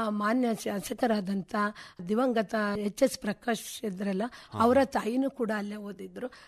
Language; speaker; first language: Kannada; native; Kannada